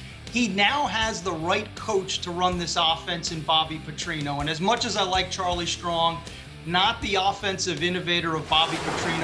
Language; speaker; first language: English; native; English